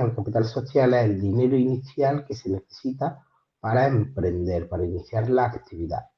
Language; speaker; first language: Spanish; native; Spanish